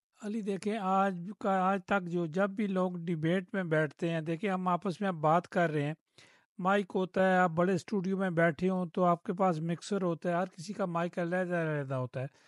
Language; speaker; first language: Urdu; non-native, local second language; Punjabi